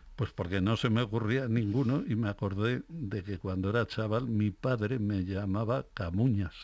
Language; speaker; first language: Spanish; native; Spanish